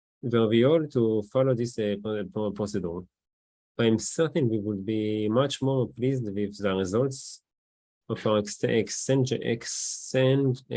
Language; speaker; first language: English; non-native, learner; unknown